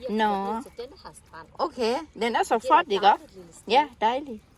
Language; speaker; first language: Danish; non-native, learner; Thai